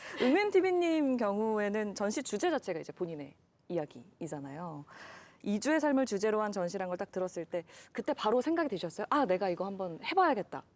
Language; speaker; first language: Korean; native; Korean